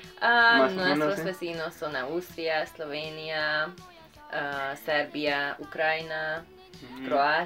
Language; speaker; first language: Spanish; non-native, fluent; Hungarian